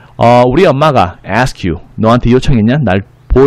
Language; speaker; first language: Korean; native; Korean